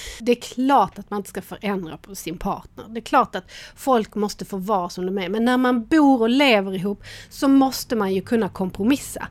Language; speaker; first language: Swedish; native; Swedish